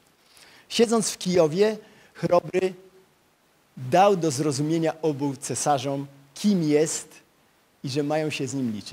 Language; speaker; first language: Polish; native; Polish